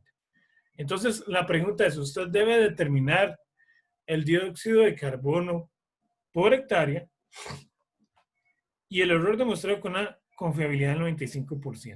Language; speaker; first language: Spanish; native; Spanish